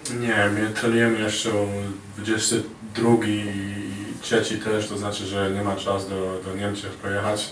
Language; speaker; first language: Polish; early bilingual, heritage; Polish